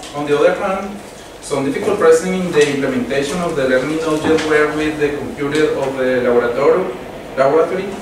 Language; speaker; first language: English; non-native, learner; Spanish